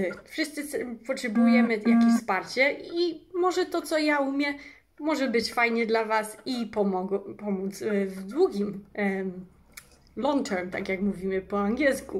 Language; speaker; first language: Polish; early bilingual, heritage; English